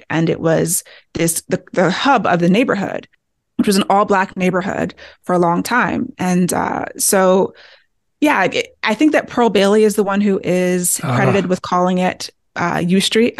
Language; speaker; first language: English; native; English